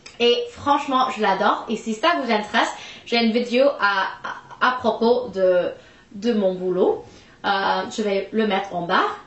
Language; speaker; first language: French; non-native, fluent; English